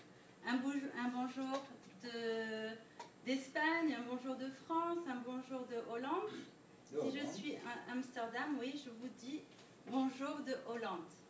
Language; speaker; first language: French; non-native, fluent; Dutch